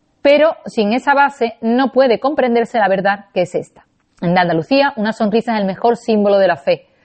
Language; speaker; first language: Spanish; native; Spanish